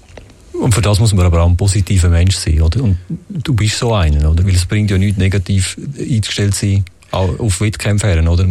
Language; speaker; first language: German; native; German